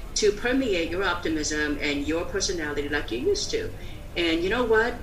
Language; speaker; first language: English; early bilingual, other home language; Korean